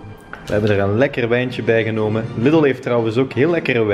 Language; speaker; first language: Dutch; native; Dutch